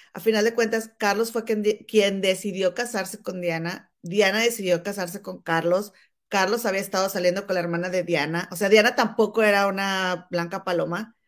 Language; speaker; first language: Spanish; native; Spanish